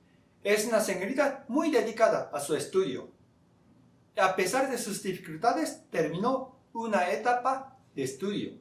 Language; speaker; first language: Spanish; non-native, fluent; Japanese